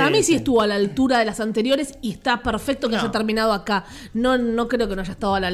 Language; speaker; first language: Spanish; native; Spanish